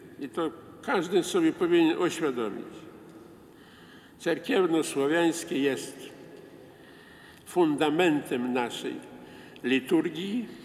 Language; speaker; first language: Polish; non-native, local second language; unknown